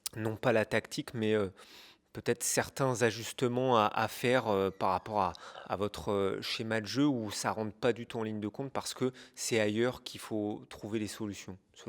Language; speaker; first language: French; native; French